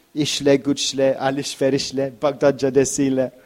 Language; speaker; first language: Turkish; non-native, fluent; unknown